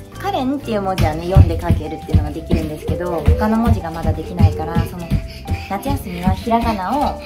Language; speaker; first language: Japanese; native; Japanese